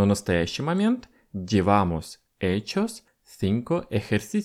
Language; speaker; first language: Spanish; non-native, fluent; Russian